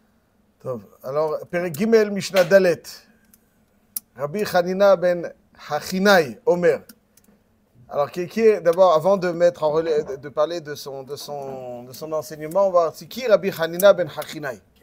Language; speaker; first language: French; native; French